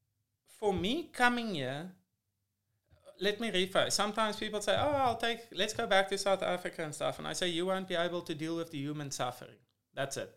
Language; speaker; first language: English; non-native, fluent; Afrikaans